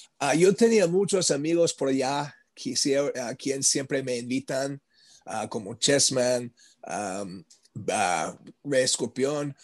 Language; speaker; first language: Spanish; non-native, learner; English